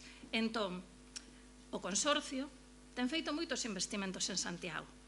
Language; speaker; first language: Galician; native; Galician